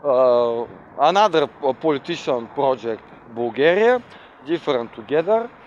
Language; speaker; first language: English; non-native, learner; Bulgarian